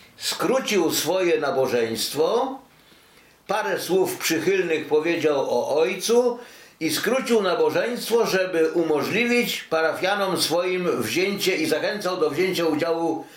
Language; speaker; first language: Polish; native; Polish